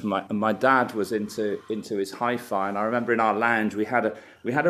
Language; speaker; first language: English; native; English